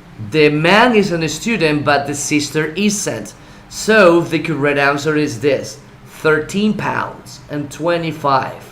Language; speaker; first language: English; non-native, fluent; Spanish